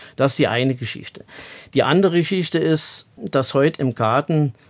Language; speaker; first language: German; native; German